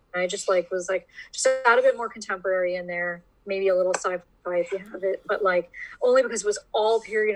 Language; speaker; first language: English; native; English